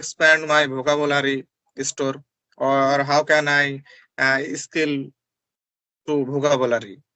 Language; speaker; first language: English; non-native, learner; Bangla